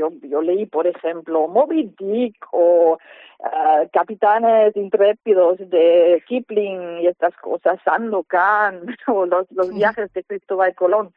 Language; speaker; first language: Spanish; non-native, fluent; German